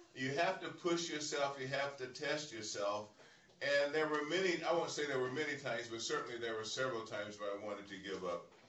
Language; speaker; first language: English; native; English